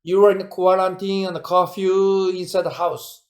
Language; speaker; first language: English; non-native, fluent; Japanese